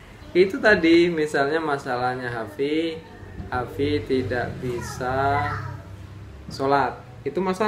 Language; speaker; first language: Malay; non-native, local second language; Javanese